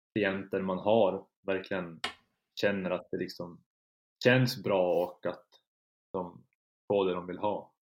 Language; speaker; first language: Swedish; native; Swedish